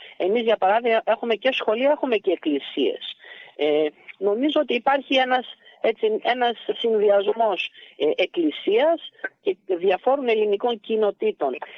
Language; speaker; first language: Greek; early bilingual, heritage; Greek